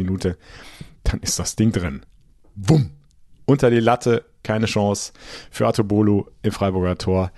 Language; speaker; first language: German; native; German